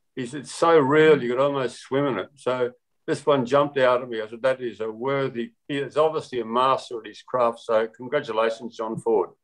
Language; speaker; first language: English; native; English